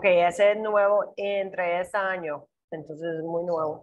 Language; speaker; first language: Spanish; non-native, learner; English